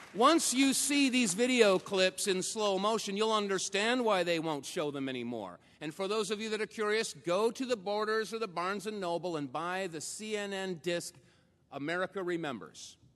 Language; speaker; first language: English; native; English